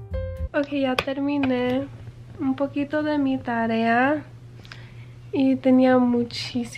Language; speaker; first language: Spanish; early bilingual, heritage; English